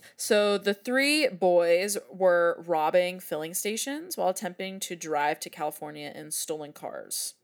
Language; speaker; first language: English; native; English